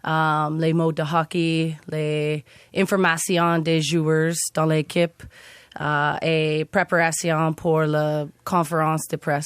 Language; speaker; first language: French; non-native, learner; English